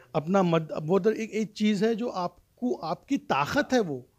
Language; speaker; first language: Hindi; non-native, local second language; Urdu